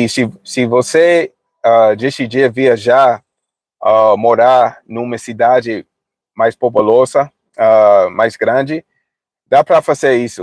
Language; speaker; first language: Portuguese; non-native, fluent; English